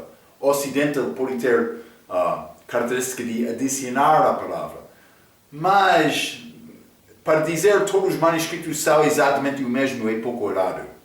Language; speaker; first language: Portuguese; non-native, fluent; English